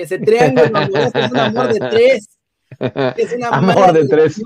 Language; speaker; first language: Spanish; native; Spanish